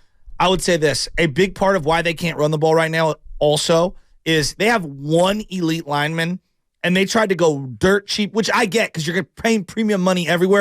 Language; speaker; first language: English; native; English